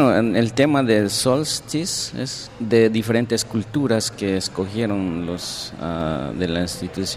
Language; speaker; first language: Spanish; non-native, local second language; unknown